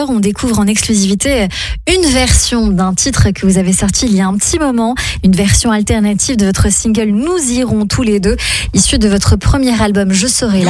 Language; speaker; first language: French; native; French